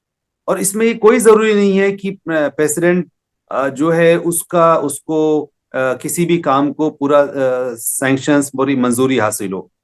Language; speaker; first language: Hindi; native; Hindi